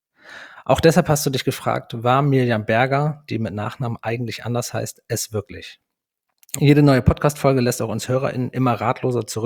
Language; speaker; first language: German; native; German